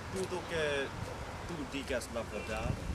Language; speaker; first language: Spanish; non-native, learner; English